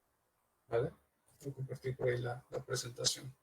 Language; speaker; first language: Spanish; native; Spanish